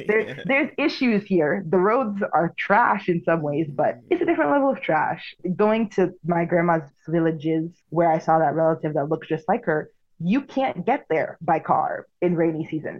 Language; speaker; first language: English; early bilingual, other home language; Igbo